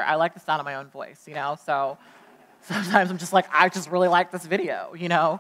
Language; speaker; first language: English; native; English